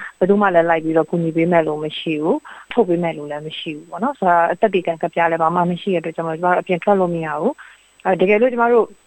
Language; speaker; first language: Burmese; native; Burmese